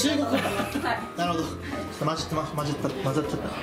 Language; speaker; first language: Japanese; native; Japanese